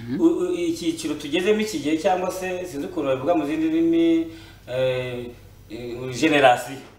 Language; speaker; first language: Kinyarwanda; native; Kinyarwanda